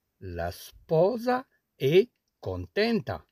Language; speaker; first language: Italian; non-native, fluent; Arabic